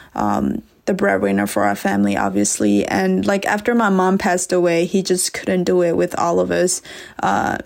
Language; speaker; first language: English; early bilingual, other home language; S'gaw Karen